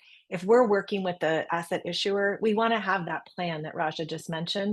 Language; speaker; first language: English; native; English